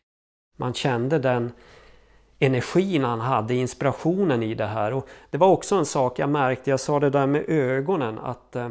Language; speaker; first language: Swedish; native; Swedish